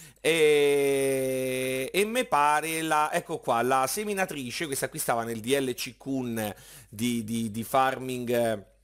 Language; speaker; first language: Italian; native; Italian